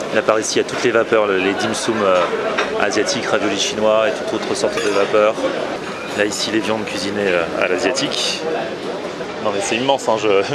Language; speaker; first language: French; native; French